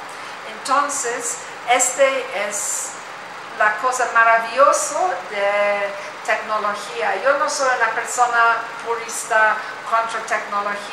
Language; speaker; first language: Spanish; non-native, learner; English